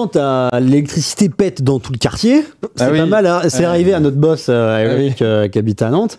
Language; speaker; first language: French; native; French